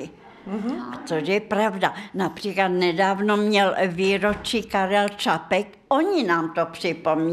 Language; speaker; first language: Czech; non-native, fluent; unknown